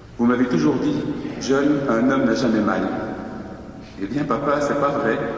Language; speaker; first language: French; native; French